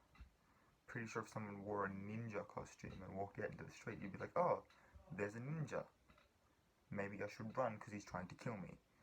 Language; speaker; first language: English; native; English